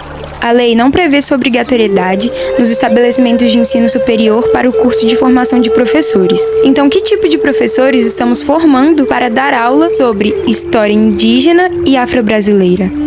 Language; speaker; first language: Portuguese; native; Portuguese